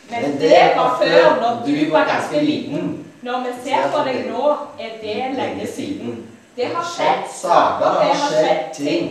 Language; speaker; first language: Norwegian; native; Norwegian